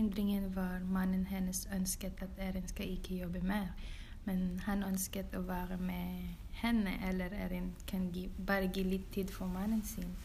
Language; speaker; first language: Norwegian; non-native, learner; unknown